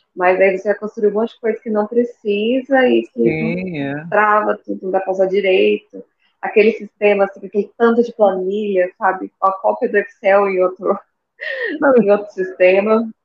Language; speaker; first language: Portuguese; native; Portuguese